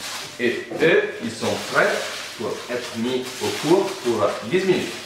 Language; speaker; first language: French; non-native, fluent; Italian